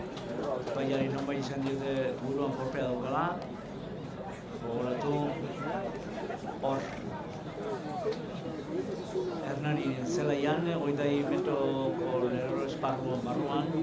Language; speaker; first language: Basque; native; Basque